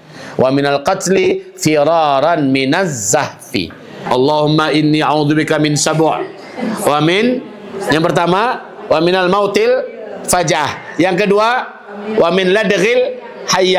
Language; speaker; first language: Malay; non-native, local second language; Minangkabau